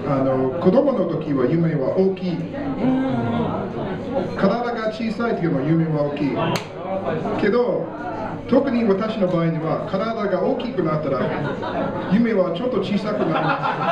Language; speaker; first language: Japanese; non-native, learner; English